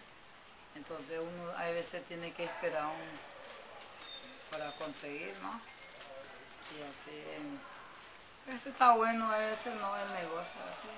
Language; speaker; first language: Spanish; non-native, local second language; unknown